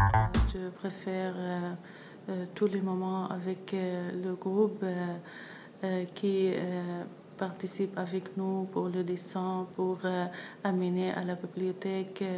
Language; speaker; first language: French; non-native, learner; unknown